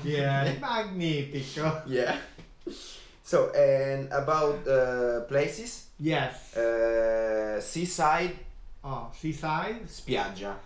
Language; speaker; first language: English; non-native, fluent; Italian